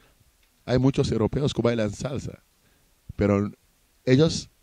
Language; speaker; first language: Spanish; non-native, fluent; Portuguese